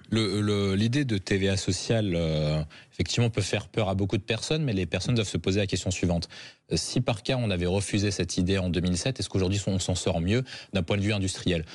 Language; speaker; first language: French; native; French